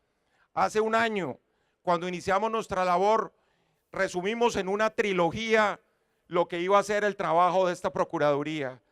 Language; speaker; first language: Spanish; native; Spanish